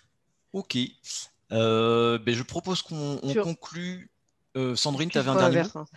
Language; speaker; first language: French; native; French